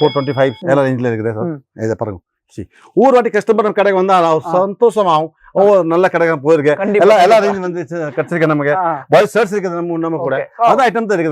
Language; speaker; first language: Tamil; non-native, local second language; Kannada